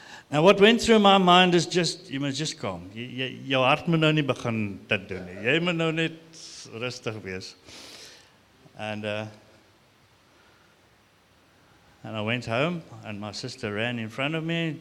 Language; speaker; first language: English; non-native, local second language; Afrikaans